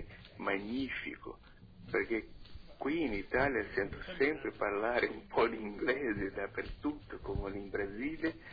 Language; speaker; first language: Italian; non-native, fluent; Portuguese